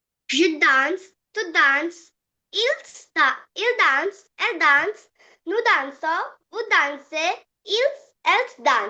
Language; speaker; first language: French; non-native, learner; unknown